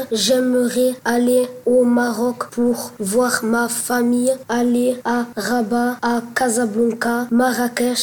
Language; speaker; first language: French; early bilingual, other home language; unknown